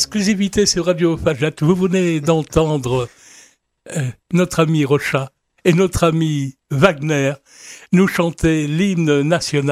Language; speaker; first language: French; native; French